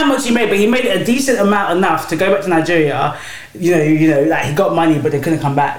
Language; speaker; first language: English; native; English